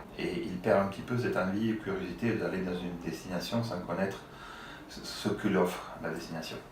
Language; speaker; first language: French; non-native, fluent; Italian